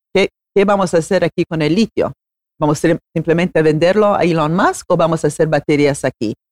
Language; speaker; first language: Spanish; non-native, fluent; Italian